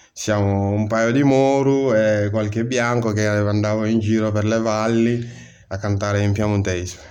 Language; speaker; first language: Italian; non-native, fluent; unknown